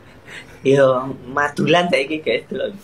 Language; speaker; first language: Vietnamese; native; Vietnamese